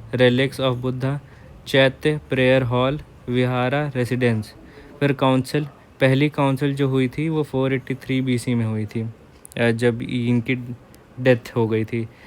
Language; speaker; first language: Hindi; native; Hindi